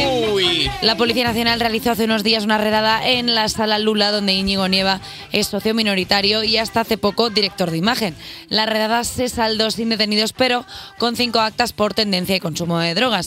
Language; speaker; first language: Spanish; native; Spanish